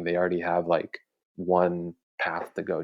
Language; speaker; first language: English; native; English